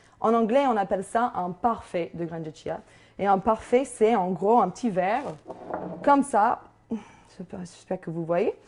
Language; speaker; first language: French; non-native, fluent; English